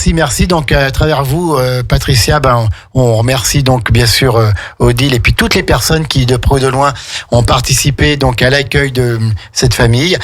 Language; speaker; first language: French; native; French